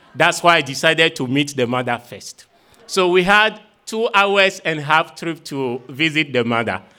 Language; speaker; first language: English; non-native, fluent; Ewe